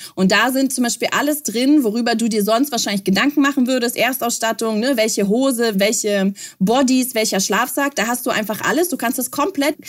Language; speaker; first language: German; early bilingual, other home language; Russian